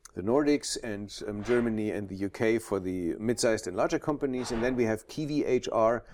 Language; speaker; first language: English; non-native, fluent; German